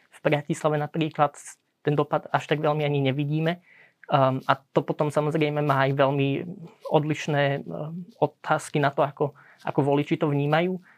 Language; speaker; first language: Slovak; early bilingual, heritage; Slovak